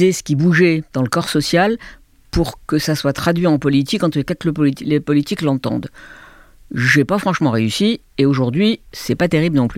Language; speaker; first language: French; native; French